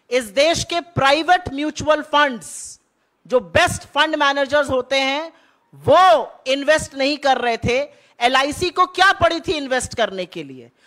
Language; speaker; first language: Hindi; native; Hindi